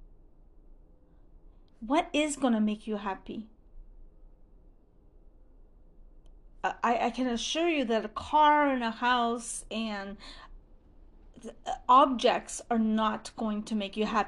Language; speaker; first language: English; non-native, fluent; French